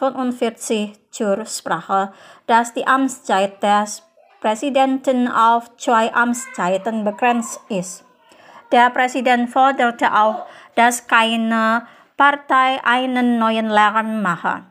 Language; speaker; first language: German; non-native, fluent; Indonesian